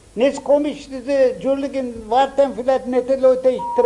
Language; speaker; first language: German; non-native, learner; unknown